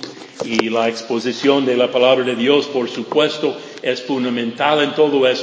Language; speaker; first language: Spanish; non-native, fluent; English